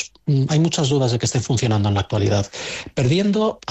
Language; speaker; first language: Spanish; native; Spanish